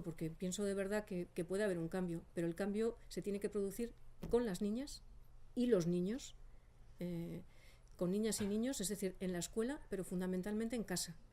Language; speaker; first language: Spanish; native; Spanish